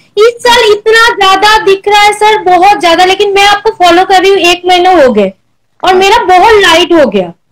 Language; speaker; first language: Hindi; non-native, local second language; Bangla